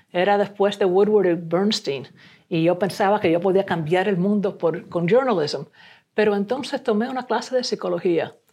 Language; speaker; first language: Spanish; early bilingual, heritage; Spanish